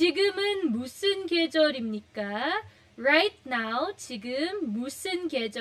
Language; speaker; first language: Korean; non-native, fluent; Filipino